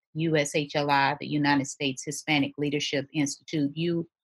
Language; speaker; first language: English; native; English